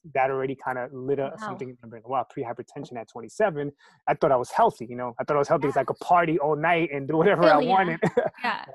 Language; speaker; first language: English; early bilingual, other home language; Spanish